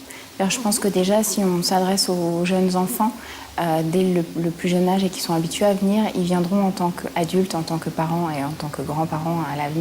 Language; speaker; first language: French; native; French